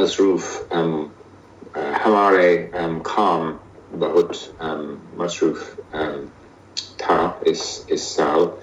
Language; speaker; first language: Hindi; non-native, learner; English